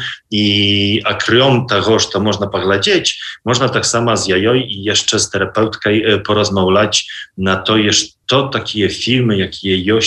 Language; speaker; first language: Belarusian; non-native, local second language; Polish